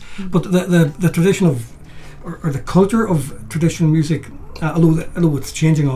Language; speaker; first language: English; native; English